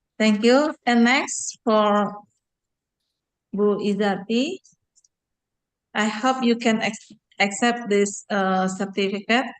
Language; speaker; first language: English; non-native, fluent; Indonesian